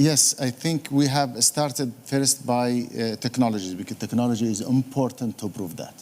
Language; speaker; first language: English; non-native, fluent; Arabic